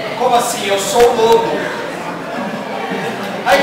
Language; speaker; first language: Portuguese; native; Portuguese